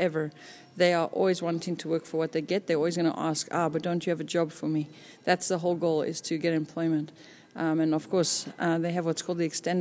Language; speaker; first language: English; native; English